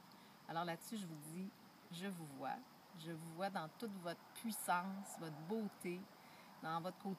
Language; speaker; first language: French; native; French